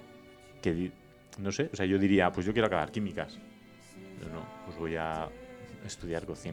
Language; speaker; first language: Spanish; native; Spanish